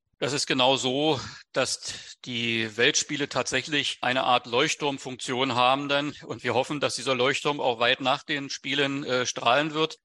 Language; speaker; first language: German; native; German